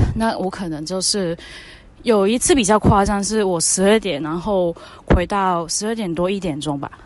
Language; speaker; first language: Chinese; non-native, fluent; Cantonese